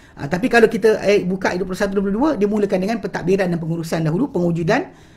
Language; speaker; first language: Malay; native; Malay